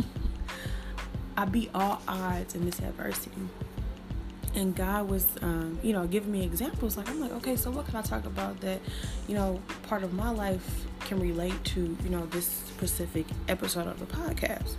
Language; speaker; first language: English; native; English